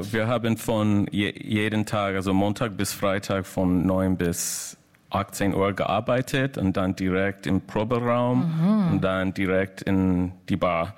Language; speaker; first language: German; non-native, fluent; English